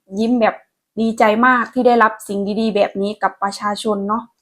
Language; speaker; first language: Thai; non-native, local second language; Lao